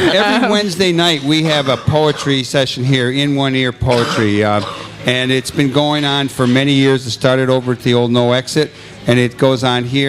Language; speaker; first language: English; native; English